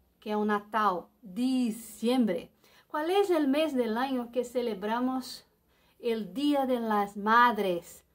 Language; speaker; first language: Spanish; non-native, fluent; Portuguese